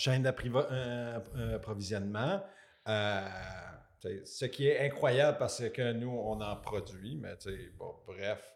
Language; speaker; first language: French; native; French